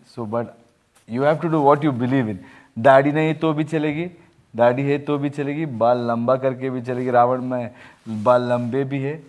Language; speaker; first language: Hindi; non-native, local second language; Kannada